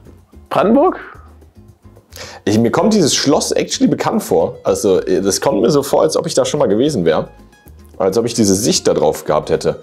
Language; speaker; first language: German; native; German